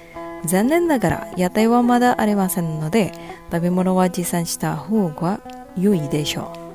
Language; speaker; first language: Japanese; non-native, fluent; Indonesian